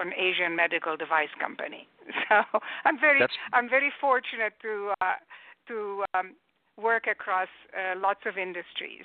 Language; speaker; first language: English; non-native, fluent; Romanian